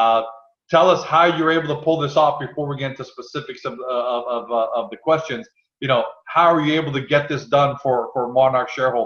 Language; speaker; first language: English; native; English